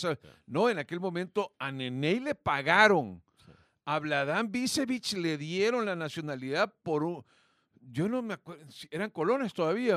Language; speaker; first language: Spanish; native; Spanish